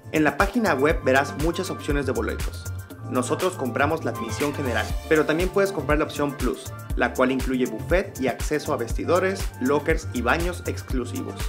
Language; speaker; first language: Spanish; native; Spanish